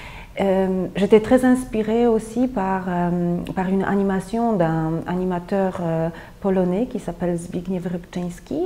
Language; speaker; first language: French; non-native, fluent; Polish